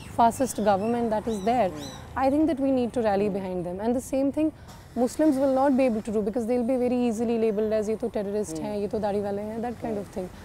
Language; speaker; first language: English; non-native, local second language; Kashmiri